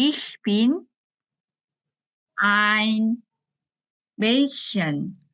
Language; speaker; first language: German; non-native, learner; Korean